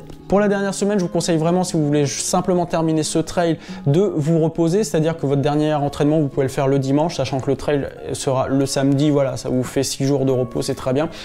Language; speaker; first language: French; native; French